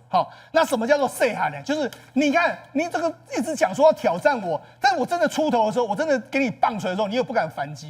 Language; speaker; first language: Chinese; native; Chinese